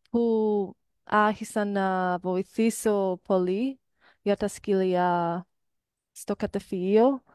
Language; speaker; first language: Greek; non-native, learner; English